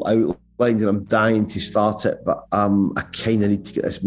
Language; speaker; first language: English; native; English